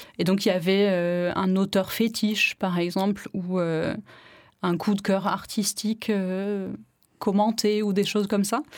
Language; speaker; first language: French; non-native, fluent; German